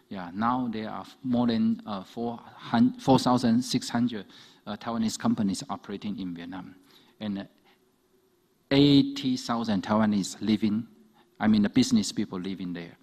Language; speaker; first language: English; non-native, fluent; Chinese